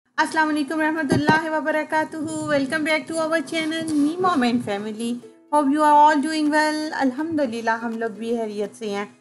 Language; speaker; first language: Urdu; native; Urdu